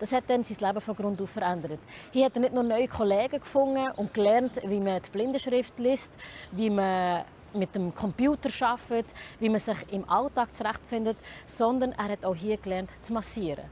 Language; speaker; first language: German; native; German